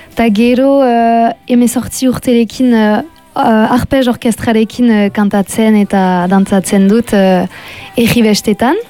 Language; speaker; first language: Basque; non-native, local second language; French